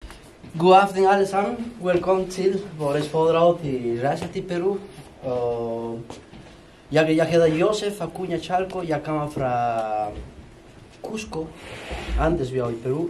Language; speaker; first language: Danish; non-native, fluent; Spanish